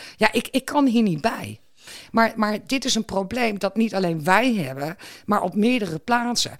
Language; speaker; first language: Dutch; native; Dutch